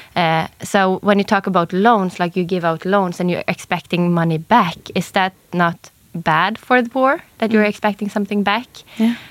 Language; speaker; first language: English; non-native, fluent; Norwegian